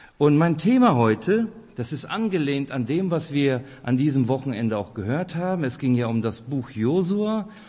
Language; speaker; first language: German; early bilingual, other home language; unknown